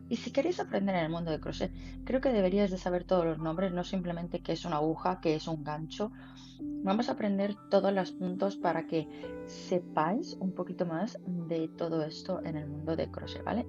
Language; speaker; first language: Spanish; native; Spanish